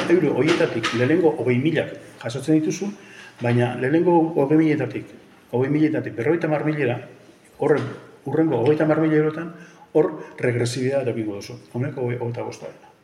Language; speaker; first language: Basque; native; Basque